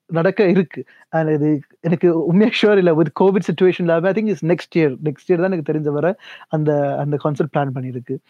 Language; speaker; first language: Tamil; early bilingual, heritage; Tamil